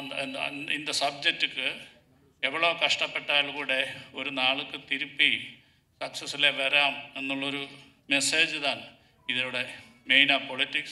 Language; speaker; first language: Tamil; non-native, learner; Malayalam